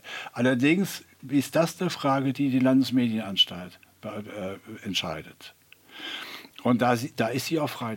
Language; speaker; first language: German; native; German